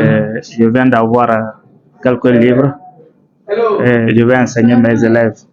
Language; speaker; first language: French; non-native, fluent; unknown